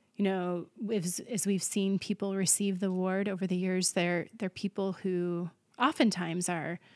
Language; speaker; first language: English; native; English